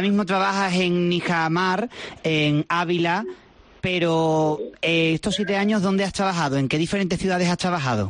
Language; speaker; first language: Spanish; native; Spanish